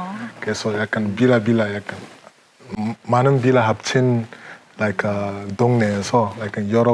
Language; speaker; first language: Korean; non-native, learner; English